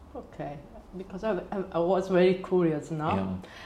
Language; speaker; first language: English; non-native, learner; Italian